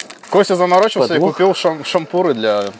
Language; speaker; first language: Russian; native; Russian